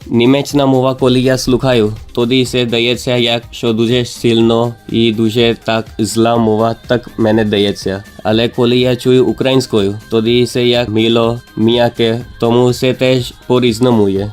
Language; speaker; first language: Ukrainian; non-native, learner; Gujarati